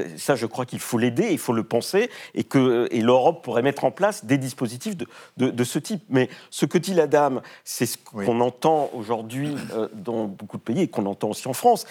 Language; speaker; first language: French; native; French